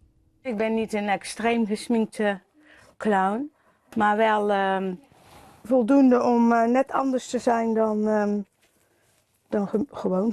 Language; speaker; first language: Dutch; native; Dutch